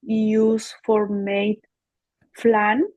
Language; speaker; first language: English; non-native, learner; Spanish